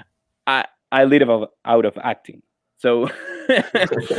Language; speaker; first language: English; non-native, fluent; Spanish